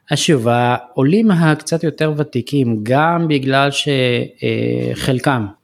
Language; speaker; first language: Hebrew; early bilingual, other home language; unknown